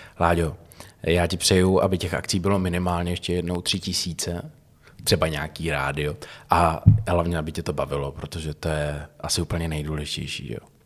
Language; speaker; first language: Czech; native; Czech